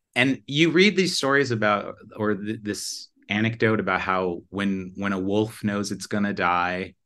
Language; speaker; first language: English; native; English